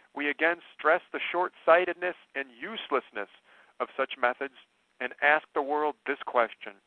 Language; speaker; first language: English; native; English